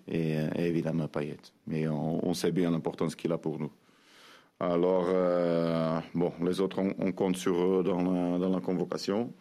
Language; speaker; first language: French; non-native, fluent; Portuguese